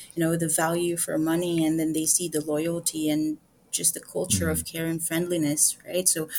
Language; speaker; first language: English; non-native, local second language; Filipino